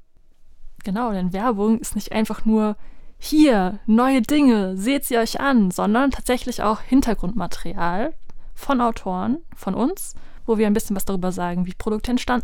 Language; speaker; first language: German; native; German